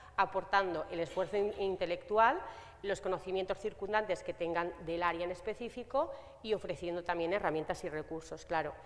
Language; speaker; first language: Spanish; native; Spanish